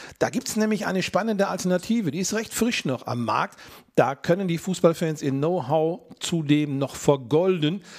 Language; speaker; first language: German; native; German